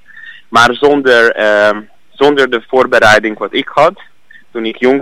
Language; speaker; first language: Dutch; non-native, learner; Hungarian